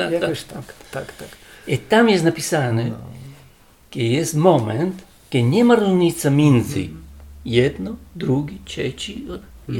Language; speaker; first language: Polish; non-native, learner; Italian